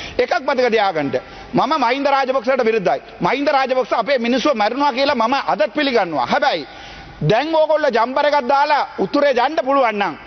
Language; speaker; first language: Sinhala; non-native, local second language; Tamil